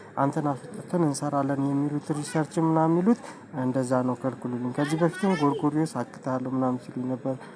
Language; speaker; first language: Amharic; native; Amharic